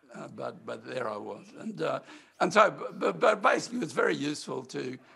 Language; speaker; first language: English; native; English